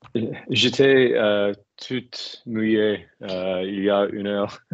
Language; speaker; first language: French; non-native, learner; English